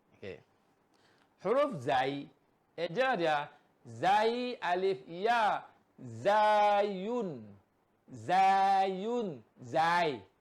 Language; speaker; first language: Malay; native; Malay